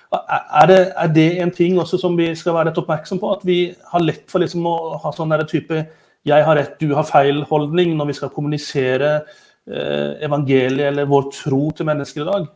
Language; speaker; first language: Norwegian; native; Norwegian